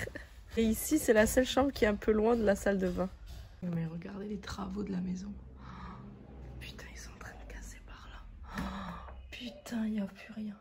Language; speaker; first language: French; native; French